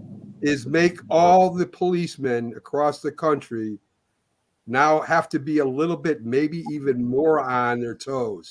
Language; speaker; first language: English; native; English